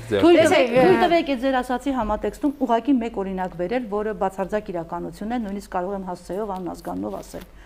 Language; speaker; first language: Armenian; native; Armenian